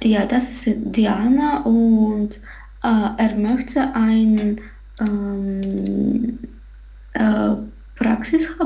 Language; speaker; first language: German; non-native, learner; Russian